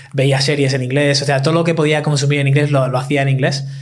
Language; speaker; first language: Spanish; native; Spanish